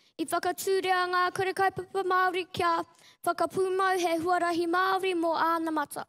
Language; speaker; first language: Māori; non-native, local second language; English